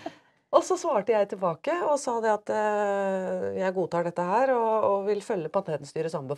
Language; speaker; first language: Norwegian; native; Norwegian